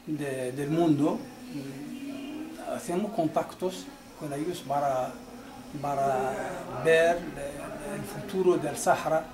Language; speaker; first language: Spanish; non-native, fluent; Arabic